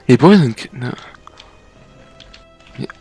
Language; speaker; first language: French; native; French